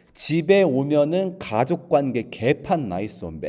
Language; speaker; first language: Korean; native; Korean